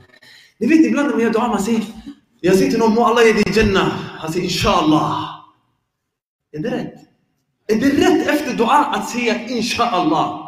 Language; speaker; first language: Swedish; early bilingual, other home language; Arabic